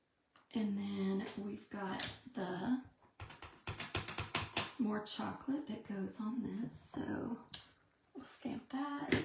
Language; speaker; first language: English; native; English